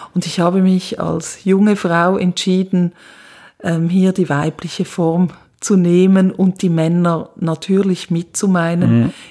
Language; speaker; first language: German; native; German